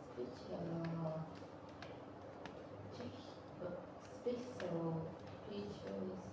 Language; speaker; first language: English; non-native, learner; Vietnamese